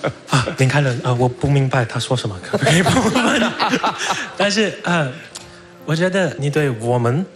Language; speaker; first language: Chinese; non-native, learner; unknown